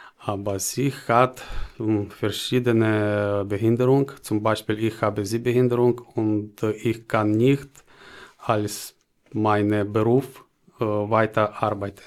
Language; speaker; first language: German; non-native, learner; Ukrainian